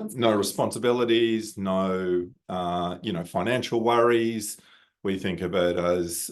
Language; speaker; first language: English; native; English